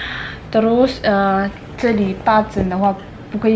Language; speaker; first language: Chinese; non-native, learner; Indonesian